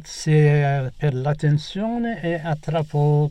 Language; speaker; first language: Italian; non-native, fluent; Persian